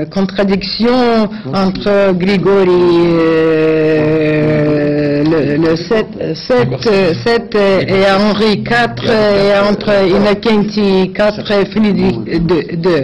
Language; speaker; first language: French; non-native, fluent; Russian